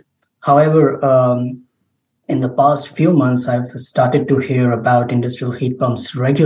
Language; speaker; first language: English; non-native, local second language; Urdu